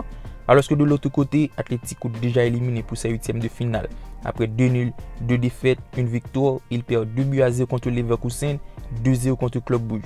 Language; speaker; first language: French; native; French